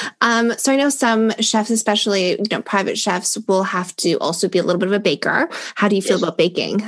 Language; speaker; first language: English; native; English